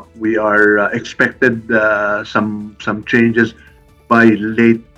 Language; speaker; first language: English; non-native, local second language; Filipino